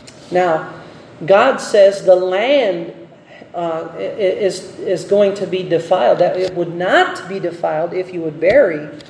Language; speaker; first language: English; non-native, local second language; Filipino